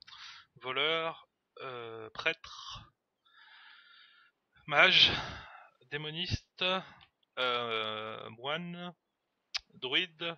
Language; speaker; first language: French; native; French